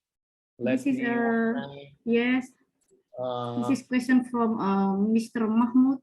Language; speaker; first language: English; non-native, fluent; Indonesian